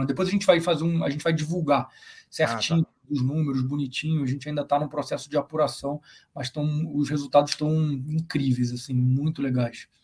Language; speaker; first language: Portuguese; native; Portuguese